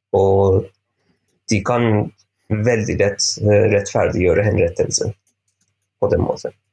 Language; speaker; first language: Norwegian; non-native, fluent; Persian